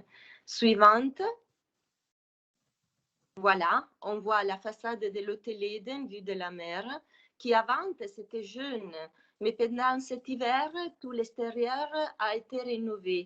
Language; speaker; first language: French; non-native, fluent; Italian